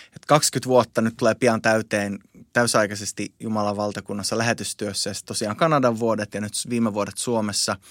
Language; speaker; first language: Finnish; native; Finnish